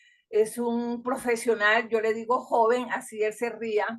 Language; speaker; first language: Spanish; native; Spanish